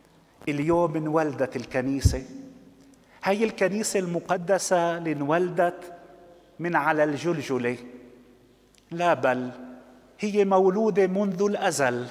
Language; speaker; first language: Arabic; native; Arabic